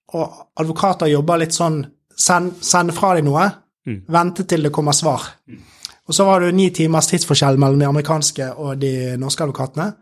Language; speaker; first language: Norwegian; native; Norwegian